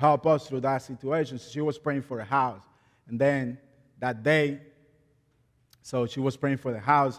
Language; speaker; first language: English; non-native, learner; Spanish